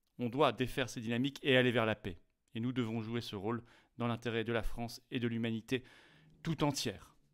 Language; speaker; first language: French; native; French